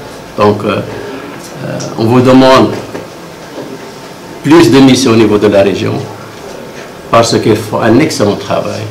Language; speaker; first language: French; non-native, local second language; Arabic